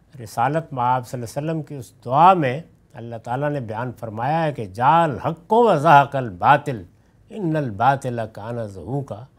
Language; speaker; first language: Urdu; non-native, local second language; Punjabi